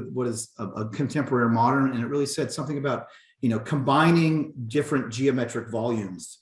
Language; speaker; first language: English; native; English